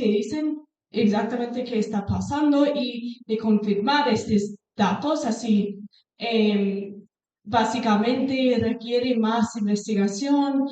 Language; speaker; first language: Spanish; non-native, fluent; English